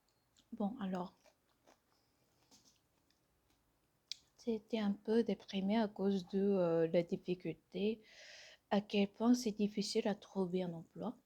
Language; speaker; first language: French; non-native, fluent; Korean